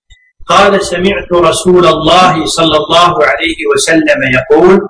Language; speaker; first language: Arabic; native; Arabic